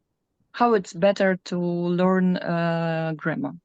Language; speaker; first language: English; non-native, learner; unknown